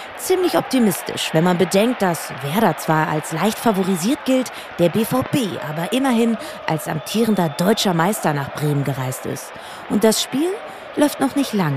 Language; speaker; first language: German; native; German